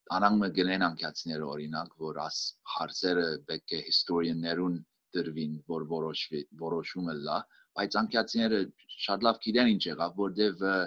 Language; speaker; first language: Armenian; early bilingual, heritage; Armenian